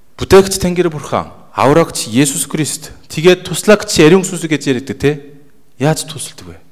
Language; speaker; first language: Mongolian; native; Mongolian